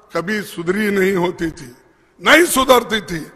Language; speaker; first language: Hindi; non-native, local second language; Kannada